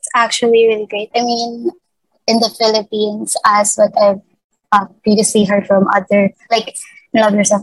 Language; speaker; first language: English; non-native, local second language; Cebuano